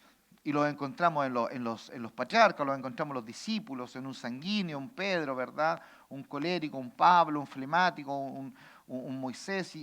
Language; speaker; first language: Spanish; native; Spanish